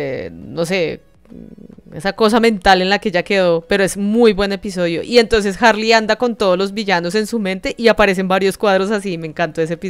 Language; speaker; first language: Spanish; native; Spanish